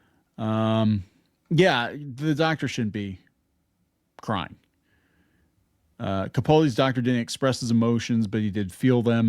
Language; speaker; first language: English; native; English